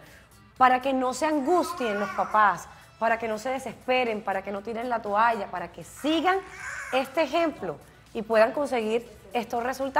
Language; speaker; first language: Spanish; native; Spanish